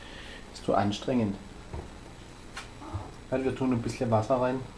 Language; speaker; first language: German; native; German